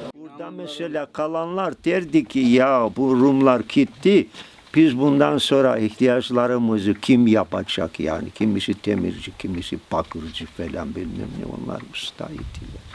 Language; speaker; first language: Turkish; non-native, local second language; Greek